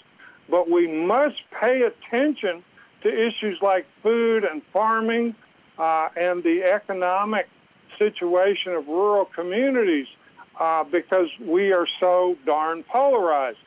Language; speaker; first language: English; native; English